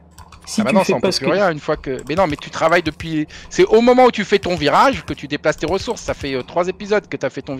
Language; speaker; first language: French; native; French